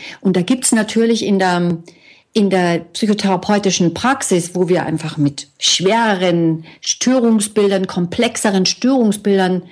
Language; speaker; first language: German; native; German